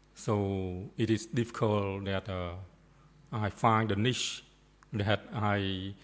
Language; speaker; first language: English; non-native, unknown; Khmer